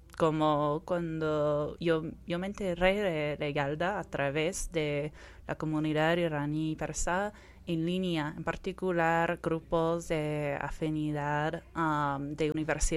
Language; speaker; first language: Spanish; non-native, fluent; English